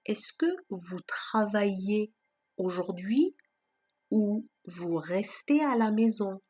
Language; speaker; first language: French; non-native, fluent; Persian